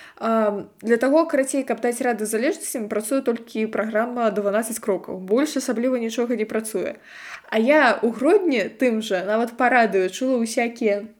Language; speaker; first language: Belarusian; non-native, local second language; Russian